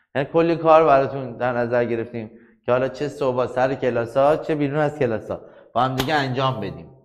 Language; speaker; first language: Persian; native; Persian